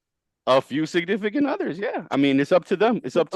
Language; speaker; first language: English; native; English